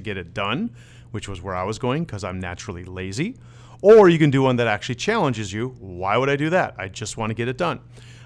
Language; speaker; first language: English; early bilingual, other home language; Dutch